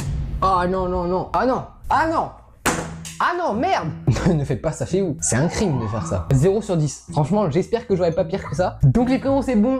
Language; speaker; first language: French; native; French